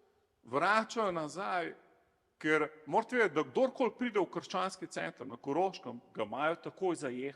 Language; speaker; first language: Slovenian; native; Slovenian